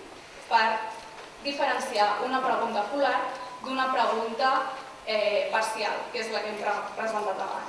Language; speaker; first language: Catalan; native; Catalan